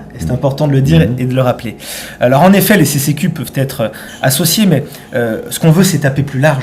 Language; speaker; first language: French; native; French